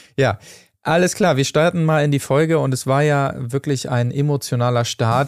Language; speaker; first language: German; native; German